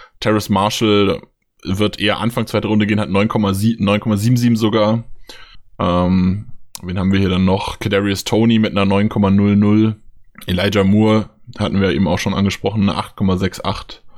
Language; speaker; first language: German; native; German